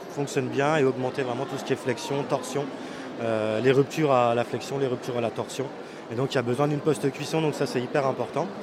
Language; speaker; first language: French; native; French